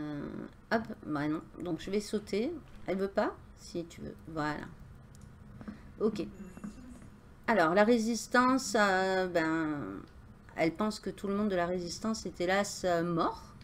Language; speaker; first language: French; native; French